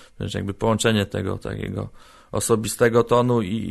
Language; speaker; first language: Polish; native; Polish